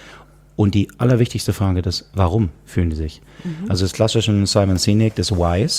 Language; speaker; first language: German; native; German